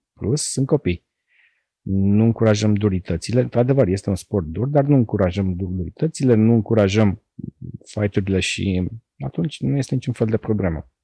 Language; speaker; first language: Romanian; native; Romanian